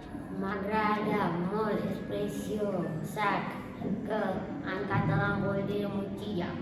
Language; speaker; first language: Catalan; non-native, learner; French